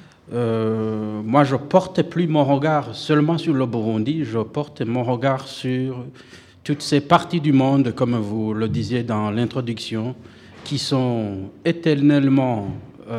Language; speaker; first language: French; non-native, local second language; Rundi